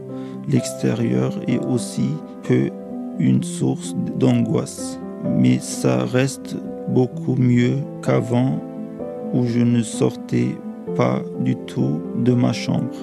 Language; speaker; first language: French; early bilingual, other home language; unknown